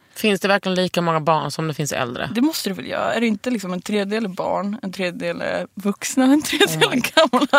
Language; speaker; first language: Swedish; native; Swedish